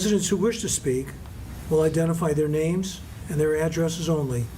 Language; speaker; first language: English; native; English